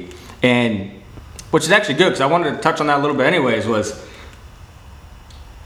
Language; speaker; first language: English; native; English